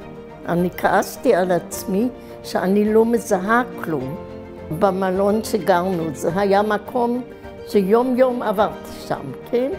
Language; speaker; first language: Hebrew; non-native, fluent; German